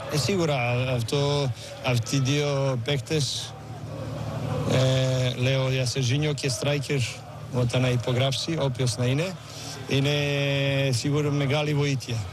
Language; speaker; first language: Greek; non-native, learner; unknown